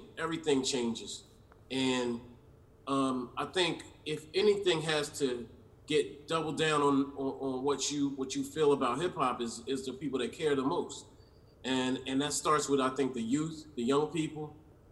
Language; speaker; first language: English; native; English